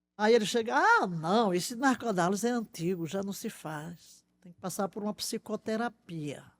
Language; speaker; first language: Portuguese; native; Portuguese